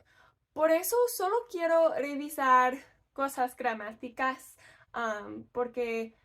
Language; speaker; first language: Spanish; non-native, learner; English